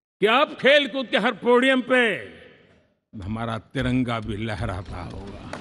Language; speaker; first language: Hindi; non-native, local second language; Gujarati